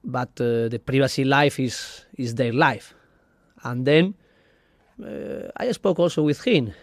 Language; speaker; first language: English; non-native, learner; Spanish